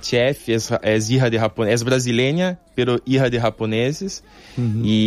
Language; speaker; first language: Spanish; non-native, fluent; Portuguese